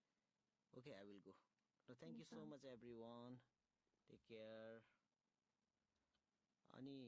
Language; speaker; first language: English; non-native, learner; Nepali